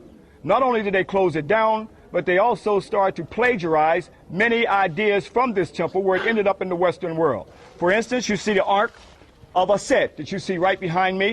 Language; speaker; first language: English; native; English